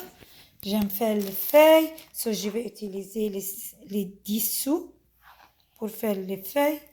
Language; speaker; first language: French; non-native, fluent; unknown